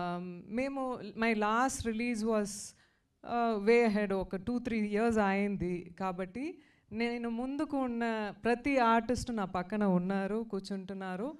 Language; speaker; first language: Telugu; non-native, local second language; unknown